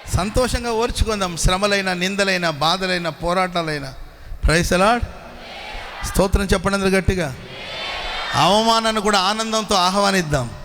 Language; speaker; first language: Telugu; native; Telugu